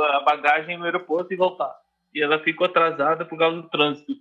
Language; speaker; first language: Portuguese; non-native, fluent; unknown